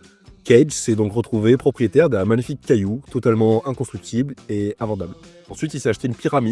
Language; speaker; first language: French; native; French